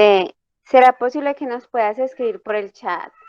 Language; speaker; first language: Spanish; native; Spanish